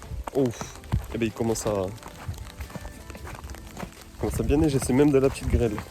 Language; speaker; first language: French; native; French